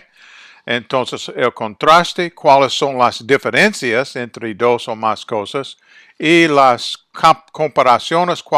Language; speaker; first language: Spanish; non-native, fluent; English